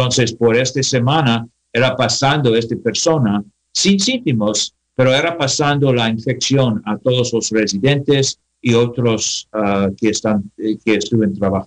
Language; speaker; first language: Spanish; non-native, learner; English